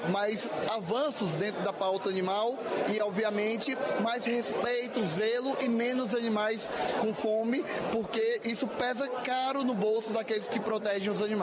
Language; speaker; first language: Portuguese; native; Portuguese